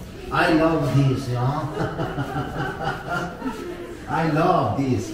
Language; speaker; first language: English; non-native, learner; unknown